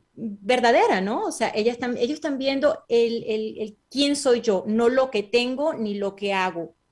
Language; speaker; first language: Spanish; native; Spanish